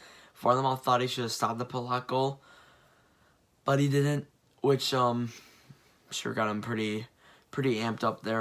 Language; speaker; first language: English; native; English